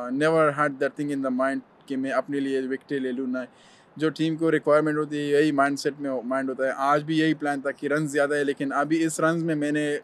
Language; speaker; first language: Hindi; non-native, fluent; Pashto